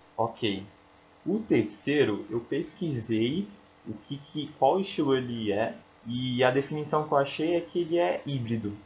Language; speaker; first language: Portuguese; native; Portuguese